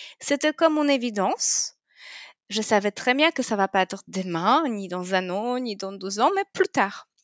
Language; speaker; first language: French; non-native, fluent; Polish